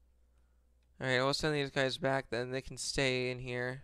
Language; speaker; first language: English; native; English